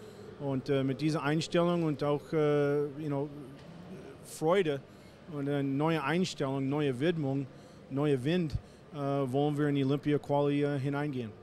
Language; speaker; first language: German; non-native, fluent; English